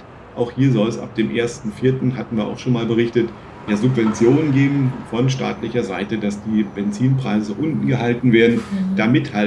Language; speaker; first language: German; native; German